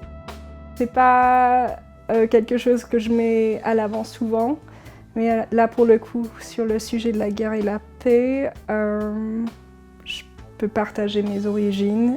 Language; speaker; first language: French; early bilingual, heritage; English